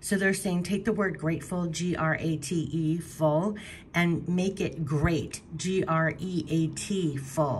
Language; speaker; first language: English; native; English